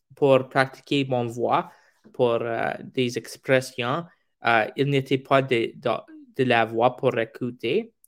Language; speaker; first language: French; non-native, fluent; English